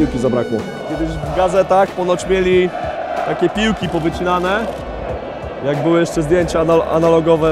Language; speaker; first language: Polish; native; Polish